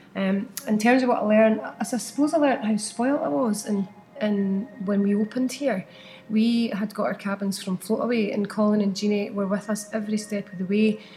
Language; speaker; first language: English; native; English